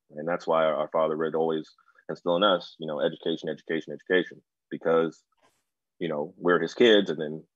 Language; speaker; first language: English; native; English